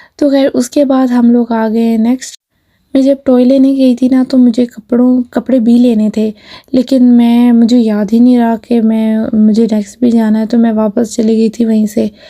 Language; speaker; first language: Urdu; native; Urdu